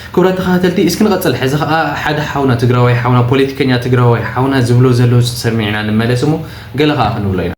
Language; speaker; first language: Tigrinya; native; Tigrinya